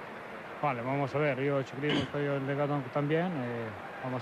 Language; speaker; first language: Spanish; non-native, learner; Italian